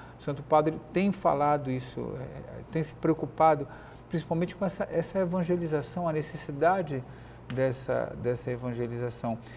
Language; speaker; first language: Portuguese; native; Portuguese